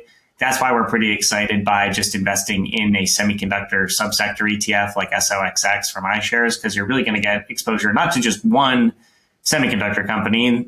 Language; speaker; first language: English; native; English